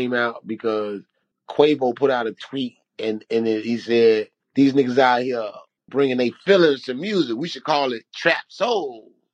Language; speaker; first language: English; native; English